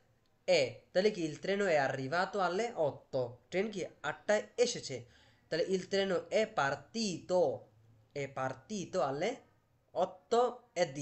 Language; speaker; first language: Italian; non-native, fluent; Bangla